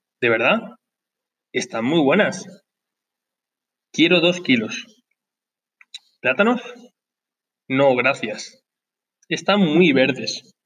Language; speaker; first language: Spanish; non-native, learner; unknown